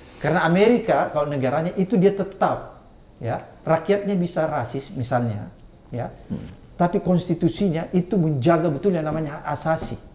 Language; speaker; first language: Indonesian; native; Indonesian